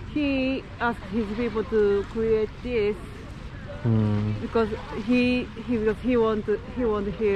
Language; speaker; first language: English; non-native, learner; Japanese